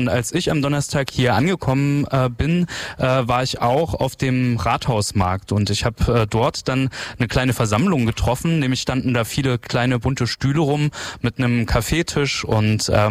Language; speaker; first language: German; native; German